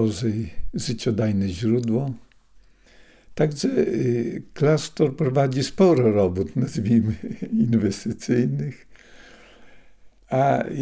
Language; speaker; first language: Polish; non-native, local second language; Russian